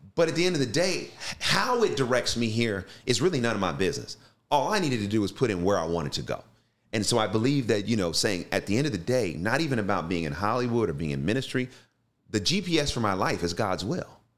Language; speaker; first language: English; native; English